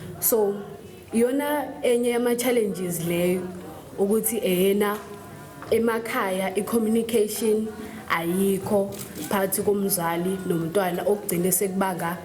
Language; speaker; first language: Zulu; native; Zulu